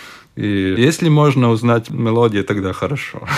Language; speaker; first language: Russian; non-native, local second language; Latvian